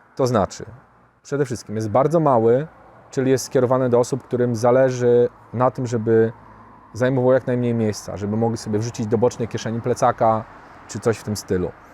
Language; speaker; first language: Polish; native; Polish